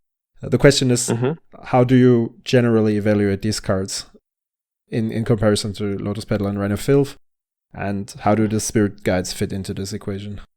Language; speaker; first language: English; non-native, fluent; German